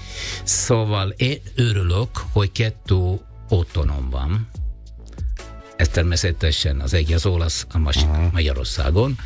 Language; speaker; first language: Hungarian; non-native, learner; Italian